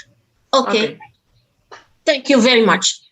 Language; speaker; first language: English; non-native, learner; Arabic